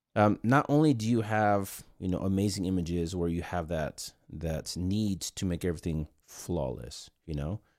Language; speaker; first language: English; non-native, fluent; Korean